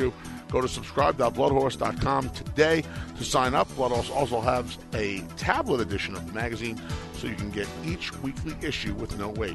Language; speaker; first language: English; native; English